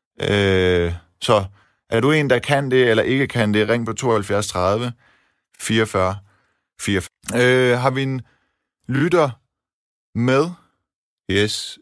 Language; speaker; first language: Danish; early bilingual, other home language; Persian